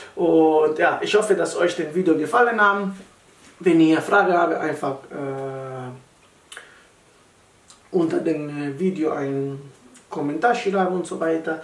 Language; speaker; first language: German; non-native, learner; Italian